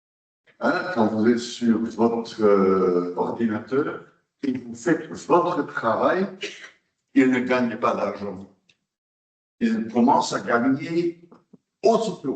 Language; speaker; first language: French; non-native, local second language; Dutch